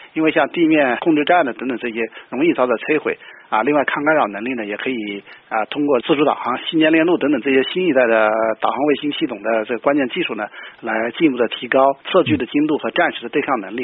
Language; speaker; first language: Chinese; native; Chinese